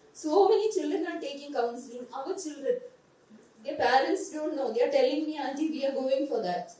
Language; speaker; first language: English; non-native, local second language; Malayalam